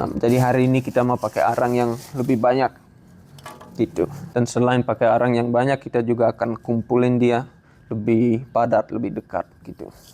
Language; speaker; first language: Indonesian; non-native, fluent; Dutch